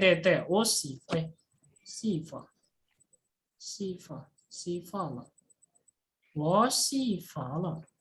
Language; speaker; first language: Chinese; non-native, fluent; Indonesian